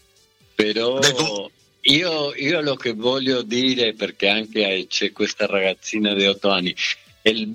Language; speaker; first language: Italian; non-native, fluent; Spanish